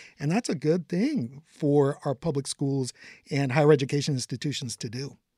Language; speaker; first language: English; early bilingual, other home language; Spanish